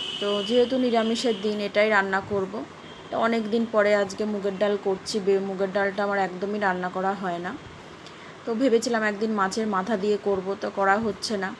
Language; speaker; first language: Bangla; native; Bangla